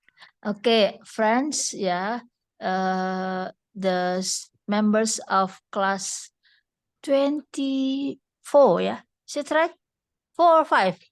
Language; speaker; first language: English; non-native, fluent; Indonesian